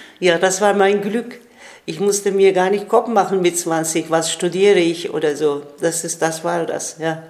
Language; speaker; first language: German; non-native, fluent; Turkish